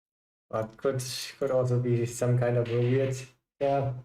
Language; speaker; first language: English; non-native, fluent; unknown